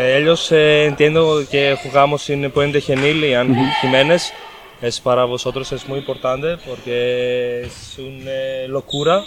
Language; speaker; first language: Spanish; non-native, learner; Greek